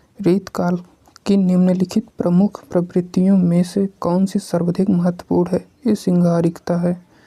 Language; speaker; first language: Hindi; native; Hindi